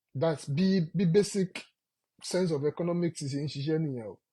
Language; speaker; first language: English; non-native, local second language; Yoruba